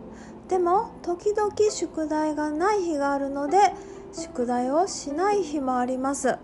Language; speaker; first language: Japanese; non-native, learner; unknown